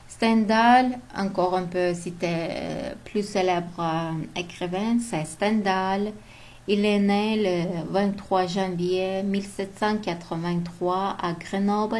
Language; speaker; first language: French; non-native, learner; Uzbek